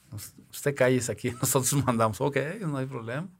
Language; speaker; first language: Spanish; native; Spanish